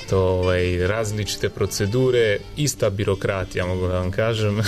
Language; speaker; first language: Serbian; non-native, fluent; Italian